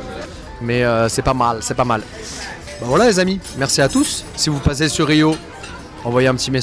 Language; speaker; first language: French; native; French